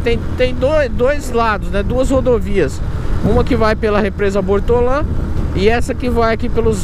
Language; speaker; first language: Portuguese; native; Portuguese